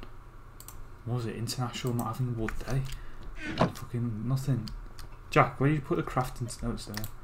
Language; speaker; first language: English; native; English